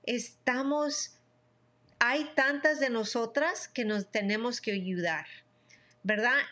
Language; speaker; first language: Spanish; early bilingual, heritage; Spanish